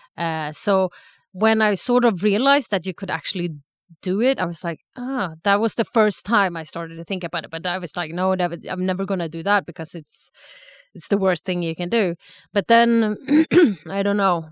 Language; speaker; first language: English; non-native, fluent; Swedish